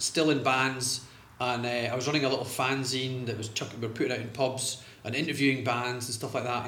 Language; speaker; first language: English; native; English